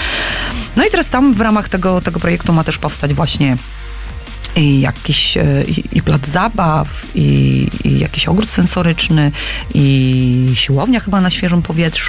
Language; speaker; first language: Polish; native; Polish